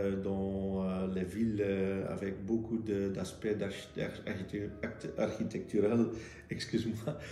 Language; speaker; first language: French; non-native, local second language; Dutch